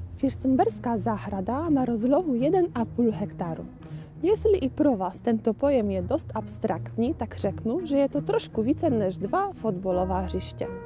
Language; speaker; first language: Czech; non-native, fluent; Polish